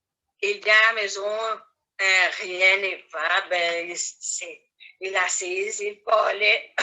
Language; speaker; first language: French; non-native, learner; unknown